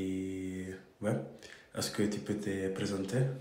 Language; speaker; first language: French; non-native, fluent; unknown